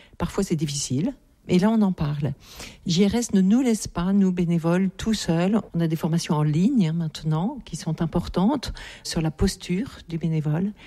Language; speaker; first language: French; native; French